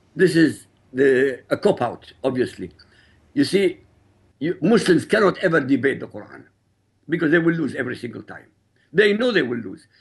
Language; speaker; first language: English; non-native, fluent; Arabic